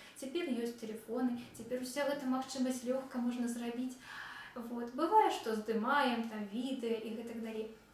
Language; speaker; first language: Belarusian; non-native, local second language; Russian